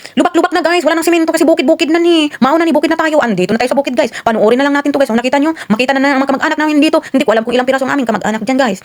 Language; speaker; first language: Filipino; non-native, local second language; Cebuano